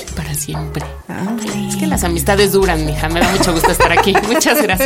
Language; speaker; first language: Spanish; native; Spanish